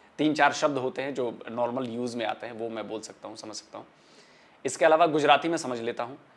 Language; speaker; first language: Hindi; non-native, local second language; Bhojpuri